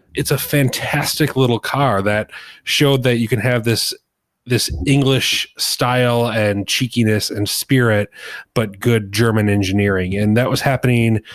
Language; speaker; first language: English; native; English